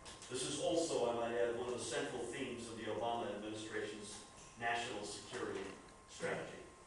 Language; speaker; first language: English; native; English